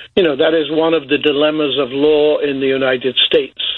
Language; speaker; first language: English; native; English